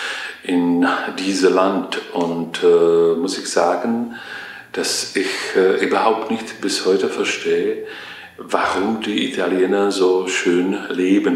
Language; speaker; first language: German; non-native, fluent; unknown